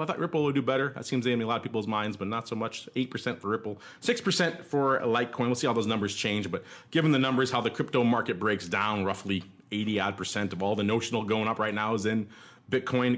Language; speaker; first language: English; native; English